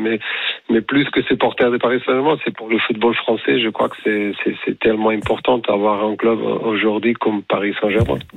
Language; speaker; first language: French; non-native, fluent; Portuguese